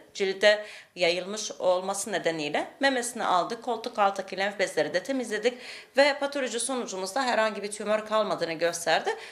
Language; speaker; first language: Turkish; native; Turkish